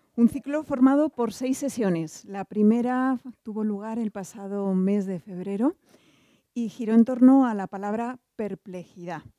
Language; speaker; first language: Spanish; native; Spanish